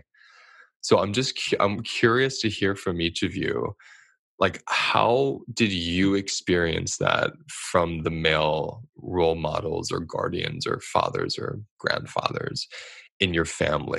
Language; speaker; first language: English; native; English